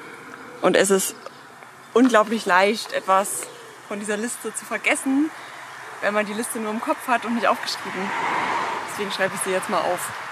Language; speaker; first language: German; native; German